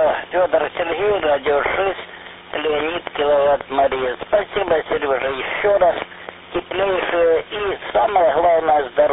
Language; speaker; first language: Russian; native; Russian